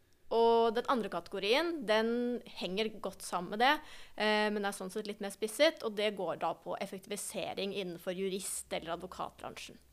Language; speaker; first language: Norwegian; native; Norwegian